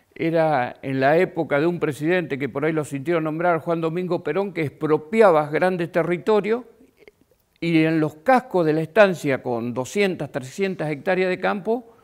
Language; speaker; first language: Spanish; native; Spanish